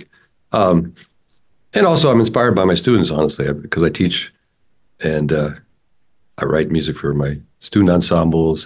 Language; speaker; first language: English; native; English